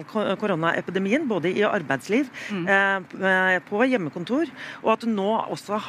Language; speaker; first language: Norwegian; native; Norwegian